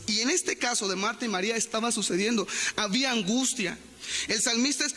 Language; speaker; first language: Spanish; native; Spanish